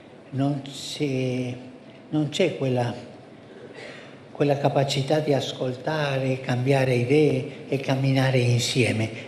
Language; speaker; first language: Italian; non-native, fluent; Spanish